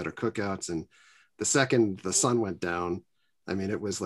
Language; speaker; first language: English; native; English